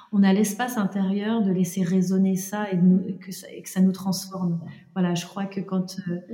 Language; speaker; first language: French; native; French